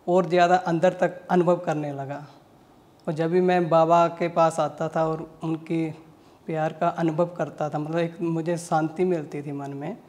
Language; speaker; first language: Hindi; native; Hindi